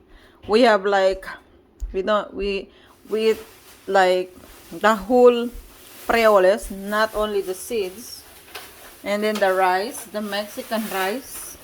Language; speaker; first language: English; non-native, local second language; Chavacano